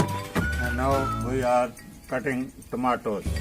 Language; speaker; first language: English; non-native, learner; Punjabi